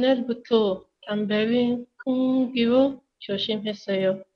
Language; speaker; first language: Korean; non-native, learner; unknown